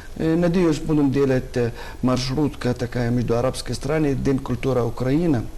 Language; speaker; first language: Russian; non-native, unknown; Arabic